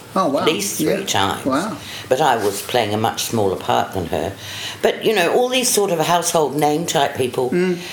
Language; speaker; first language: English; native; English